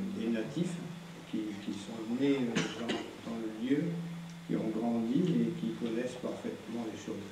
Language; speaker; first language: French; native; French